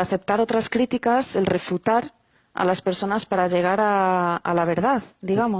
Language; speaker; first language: Spanish; native; Spanish